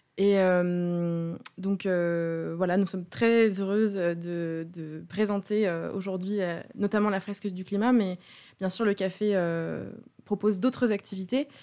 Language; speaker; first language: French; native; French